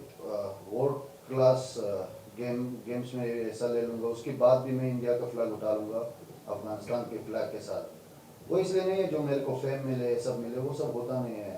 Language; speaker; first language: Hindi; non-native, fluent; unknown